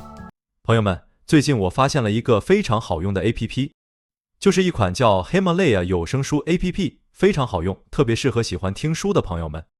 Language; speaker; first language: Chinese; native; Chinese